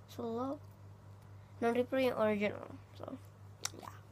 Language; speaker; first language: English; non-native, learner; Indonesian